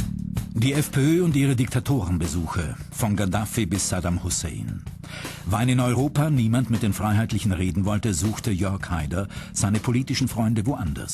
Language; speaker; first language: German; native; German